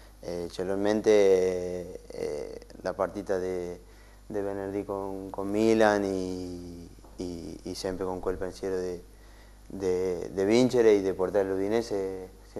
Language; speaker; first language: Italian; non-native, learner; Spanish